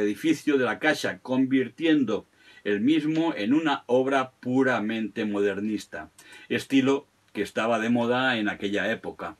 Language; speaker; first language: Spanish; non-native, local second language; Catalan